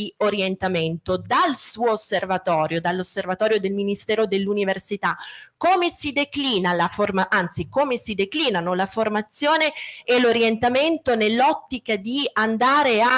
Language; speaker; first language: Italian; native; Italian